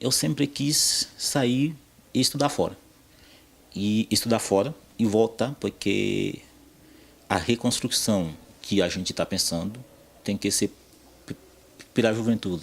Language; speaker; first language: Portuguese; non-native, fluent; Haitian Creole